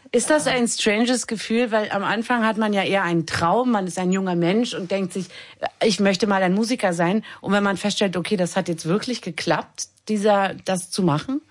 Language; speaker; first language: German; native; German